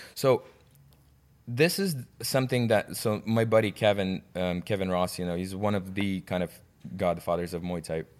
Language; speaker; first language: English; non-native, fluent; Russian